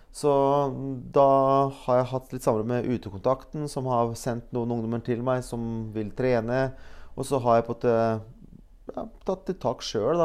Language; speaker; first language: Norwegian; early bilingual, other home language; Bosnian